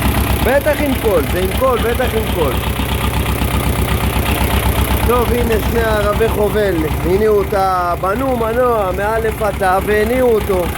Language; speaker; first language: Hebrew; native; Hebrew